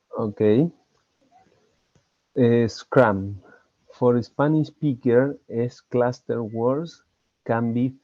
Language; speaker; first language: English; non-native, learner; Spanish